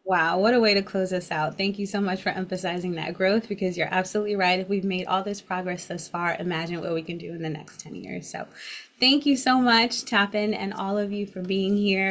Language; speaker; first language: English; native; English